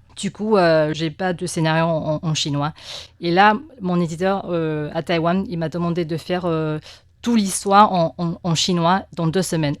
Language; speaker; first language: French; non-native, fluent; Chinese